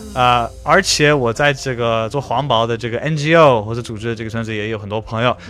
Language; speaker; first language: Chinese; non-native, fluent; English